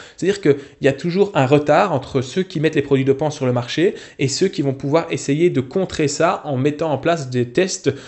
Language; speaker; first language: French; native; French